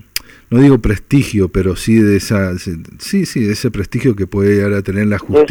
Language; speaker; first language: Spanish; native; Spanish